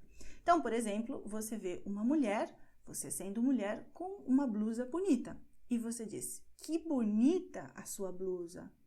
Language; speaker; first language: Portuguese; non-native, fluent; Spanish